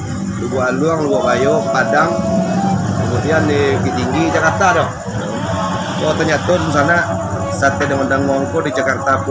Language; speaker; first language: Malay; non-native, local second language; Minangkabau